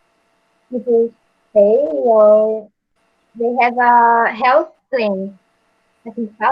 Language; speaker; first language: English; non-native, learner; Portuguese